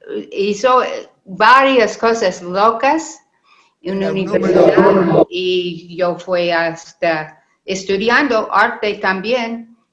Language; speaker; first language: Spanish; non-native, learner; English